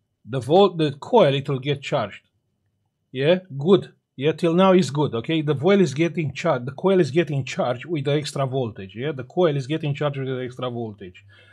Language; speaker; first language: English; non-native, fluent; Romanian